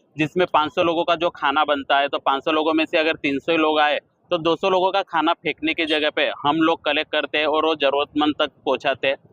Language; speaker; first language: Hindi; non-native, local second language; Marathi